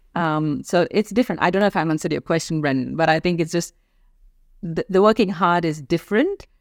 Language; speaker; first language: English; non-native, local second language; Hindi